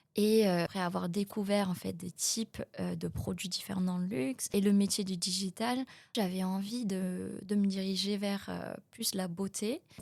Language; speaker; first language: French; early bilingual, other home language; Vietnamese